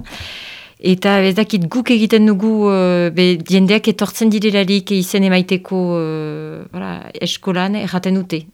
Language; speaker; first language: Basque; non-native, local second language; French